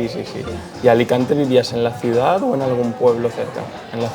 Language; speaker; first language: Spanish; native; Spanish